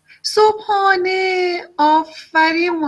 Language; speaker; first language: Persian; native; Persian